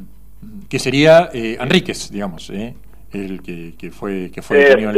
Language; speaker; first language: Spanish; native; Spanish